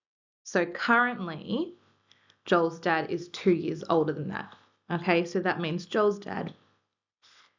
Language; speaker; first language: English; native; English